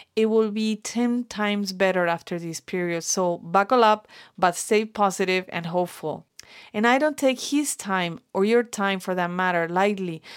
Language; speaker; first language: English; non-native, fluent; Spanish